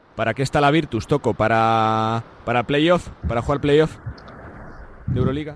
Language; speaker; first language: Spanish; native; Spanish